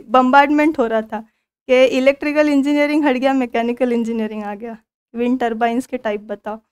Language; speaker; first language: Hindi; non-native, local second language; Marathi